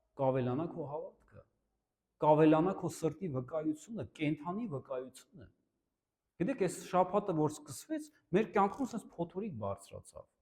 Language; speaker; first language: Armenian; native; Armenian